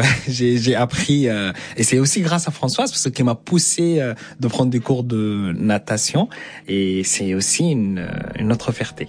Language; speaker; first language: French; non-native, fluent; Arabic